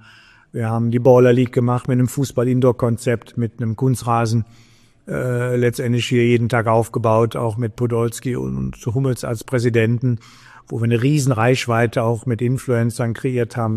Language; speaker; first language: German; native; German